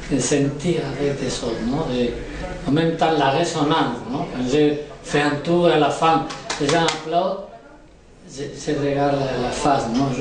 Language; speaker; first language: French; non-native, learner; Spanish